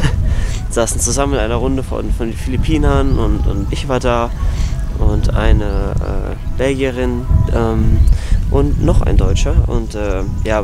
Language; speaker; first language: German; native; German